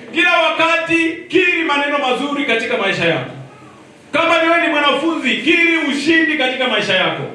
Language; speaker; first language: Swahili; non-native, local second language; Luyia